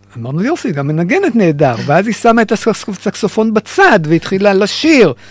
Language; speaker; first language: Hebrew; native; Hebrew